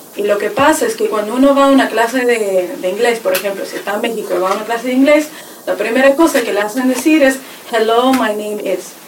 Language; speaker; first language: Spanish; non-native, fluent; Russian